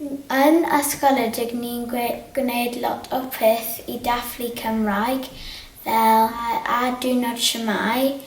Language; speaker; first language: Welsh; non-native, local second language; English